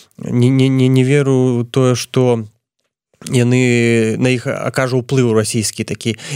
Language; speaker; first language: Belarusian; non-native, local second language; Russian